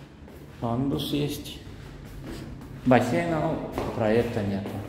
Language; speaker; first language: Russian; non-native, fluent; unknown